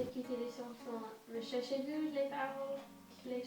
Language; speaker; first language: French; non-native, learner; English